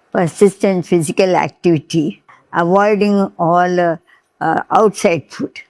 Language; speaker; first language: English; non-native, local second language; Telugu